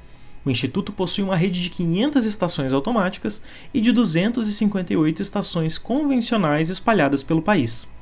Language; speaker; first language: Portuguese; native; Portuguese